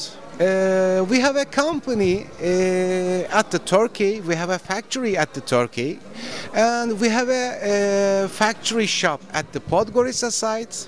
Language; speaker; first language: English; non-native, learner; Turkish